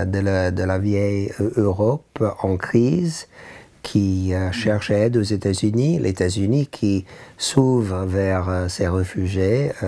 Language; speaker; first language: French; non-native, learner; English